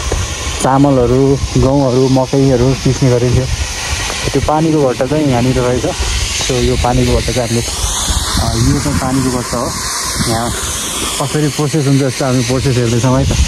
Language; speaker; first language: Nepali; native; Nepali